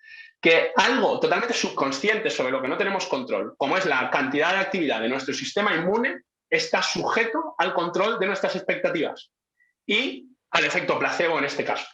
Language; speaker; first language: Spanish; native; Spanish